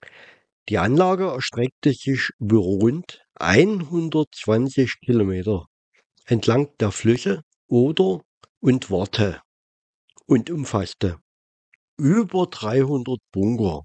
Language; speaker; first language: German; native; German